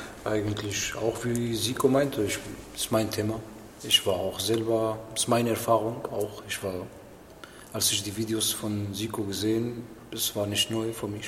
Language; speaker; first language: German; non-native, learner; Arabic